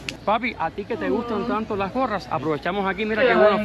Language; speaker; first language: Spanish; native; Spanish